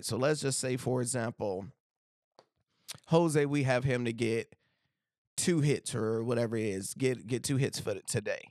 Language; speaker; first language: English; native; English